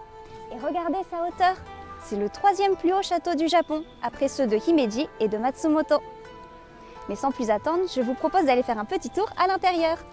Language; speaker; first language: French; native; French